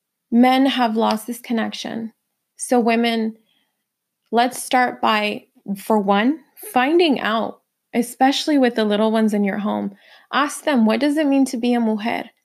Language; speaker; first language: English; early bilingual, other home language; Spanish